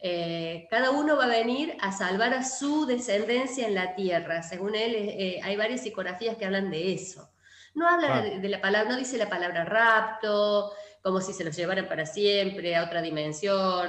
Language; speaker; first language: Spanish; native; Spanish